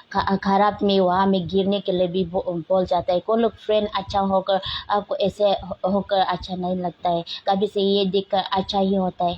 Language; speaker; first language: Hindi; non-native, local second language; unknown